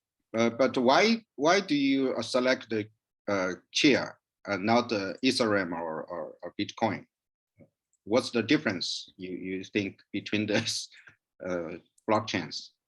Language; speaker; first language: English; non-native, learner; Chinese